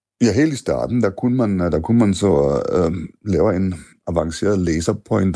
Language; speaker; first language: Danish; non-native, fluent; German